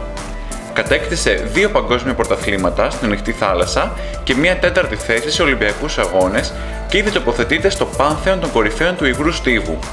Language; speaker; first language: Greek; native; Greek